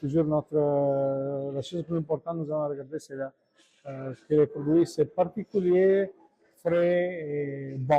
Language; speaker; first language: French; non-native, learner; Italian